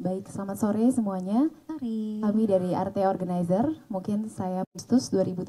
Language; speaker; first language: Indonesian; native; Indonesian